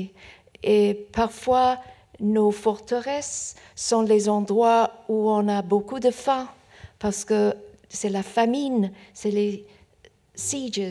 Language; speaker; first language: French; non-native, fluent; Persian